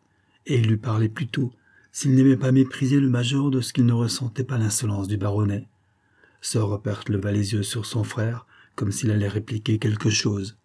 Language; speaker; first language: French; native; French